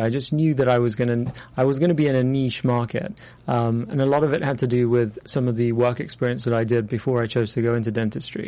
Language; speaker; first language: English; native; English